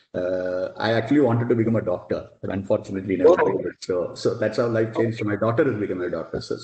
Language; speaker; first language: English; non-native, local second language; Tamil